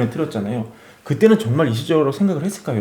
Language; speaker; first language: Korean; native; Korean